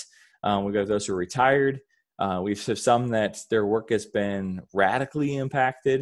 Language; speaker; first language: English; native; English